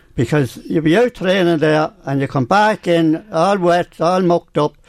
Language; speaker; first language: English; native; English